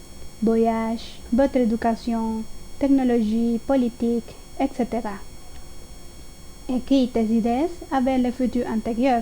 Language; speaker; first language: French; non-native, learner; Spanish